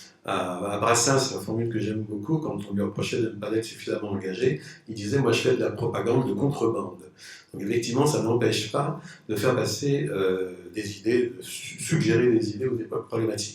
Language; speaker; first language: French; native; French